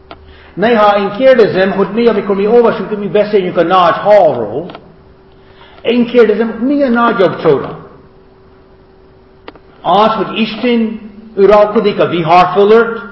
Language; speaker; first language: Hungarian; non-native, fluent; English